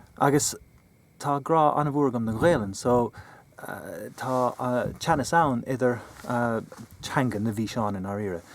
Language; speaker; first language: Irish; non-native, local second language; English